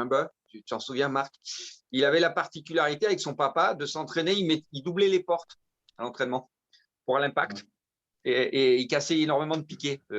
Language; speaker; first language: French; native; French